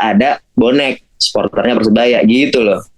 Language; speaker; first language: Indonesian; native; Indonesian